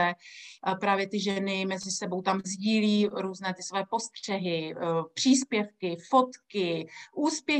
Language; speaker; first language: Czech; native; Czech